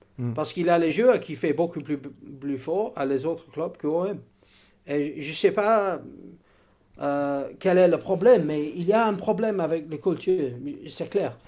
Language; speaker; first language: French; non-native, learner; English